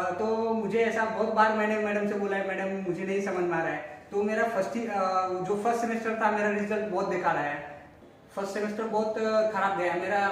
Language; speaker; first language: Hindi; native; Hindi